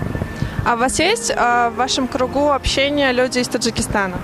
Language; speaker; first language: Russian; native; Russian